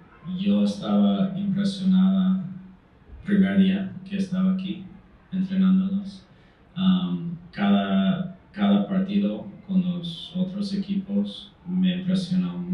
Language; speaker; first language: Spanish; non-native, fluent; English